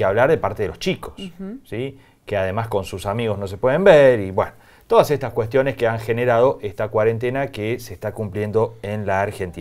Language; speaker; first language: Spanish; native; Spanish